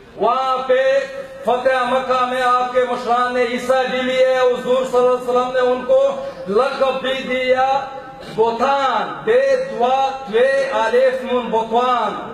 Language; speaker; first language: Urdu; non-native, local second language; Pashto